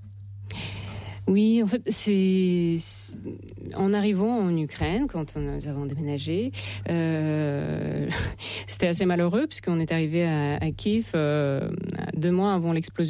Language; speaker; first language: French; non-native, fluent; Russian